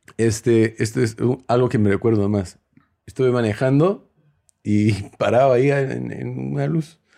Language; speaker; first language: Spanish; early bilingual, heritage; Spanish